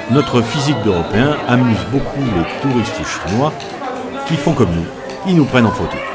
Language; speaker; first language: French; native; French